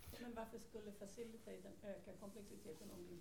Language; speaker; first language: Swedish; native; Swedish